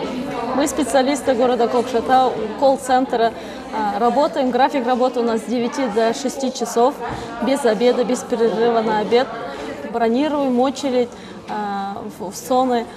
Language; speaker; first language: Russian; non-native, local second language; Kazakh